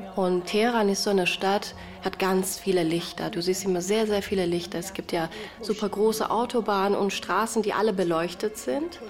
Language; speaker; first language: German; early bilingual, other home language; Persian